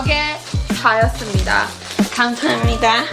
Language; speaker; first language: Korean; early bilingual, heritage; English